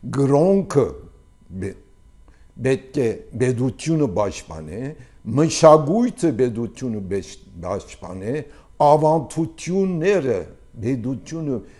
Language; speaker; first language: Armenian; early bilingual, heritage; Armenian